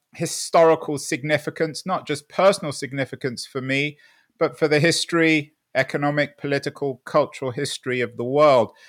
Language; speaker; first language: English; native; English